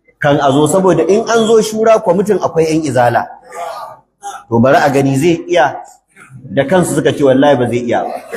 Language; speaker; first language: Hausa; native; Hausa